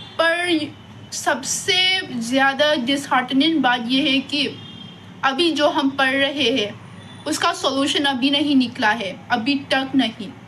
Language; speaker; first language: Hindi; non-native, local second language; Manipuri